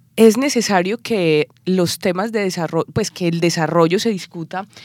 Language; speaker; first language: Spanish; native; Spanish